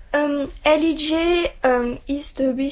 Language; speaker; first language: German; non-native, learner; French